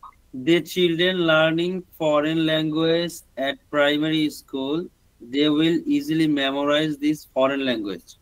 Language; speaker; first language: English; non-native, learner; Bangla